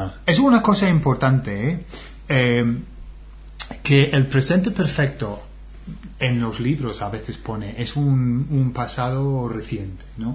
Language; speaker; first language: Spanish; non-native, fluent; English